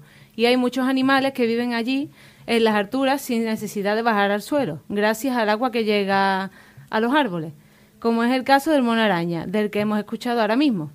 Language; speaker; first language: Spanish; native; Spanish